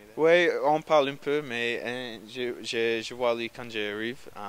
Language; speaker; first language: French; non-native, learner; English